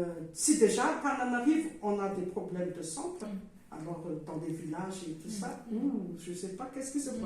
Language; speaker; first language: French; non-native, local second language; Malagasy